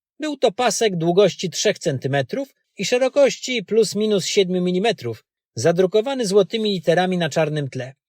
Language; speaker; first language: Polish; native; Polish